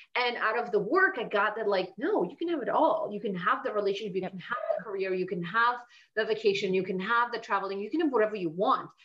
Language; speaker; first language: English; non-native, fluent; Polish